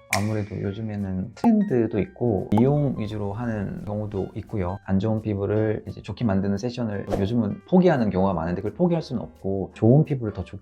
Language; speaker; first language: Korean; native; Korean